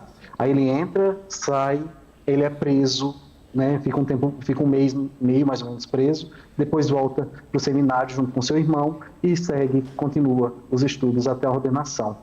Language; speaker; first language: Portuguese; native; Portuguese